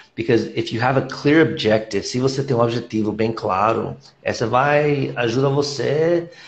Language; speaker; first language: Portuguese; non-native, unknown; English